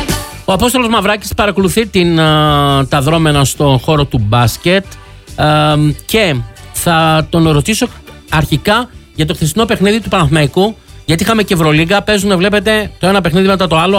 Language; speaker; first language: Greek; native; Greek